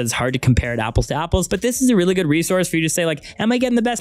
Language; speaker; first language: English; native; English